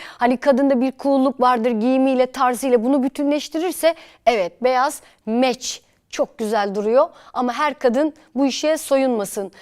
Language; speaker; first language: Turkish; native; Turkish